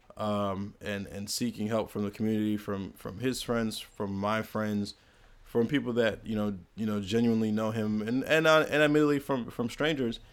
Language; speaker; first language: English; native; English